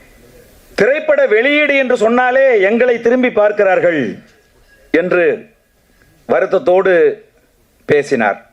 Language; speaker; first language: Tamil; native; Tamil